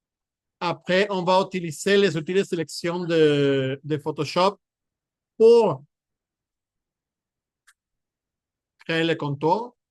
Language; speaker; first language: French; non-native, fluent; Spanish